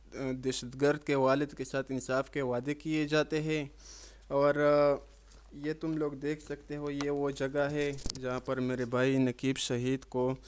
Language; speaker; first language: Urdu; non-native, local second language; Pashto